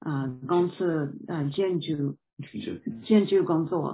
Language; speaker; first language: Chinese; non-native, fluent; English